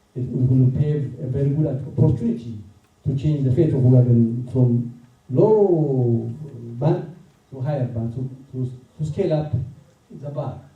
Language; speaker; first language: English; non-native, local second language; Amharic